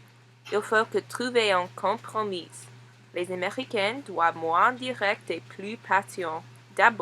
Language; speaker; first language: French; non-native, learner; English